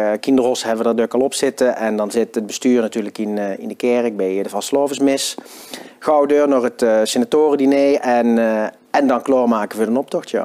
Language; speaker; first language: Dutch; native; Dutch